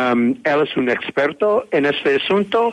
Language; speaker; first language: Spanish; non-native, fluent; English